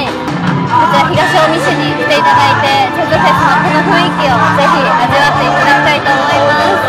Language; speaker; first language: Japanese; native; Japanese